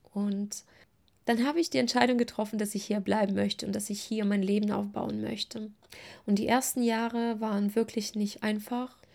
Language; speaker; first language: German; non-native, fluent; Russian